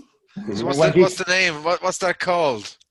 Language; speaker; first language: English; native; English